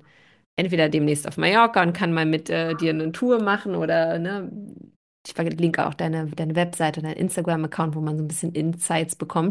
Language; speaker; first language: German; native; German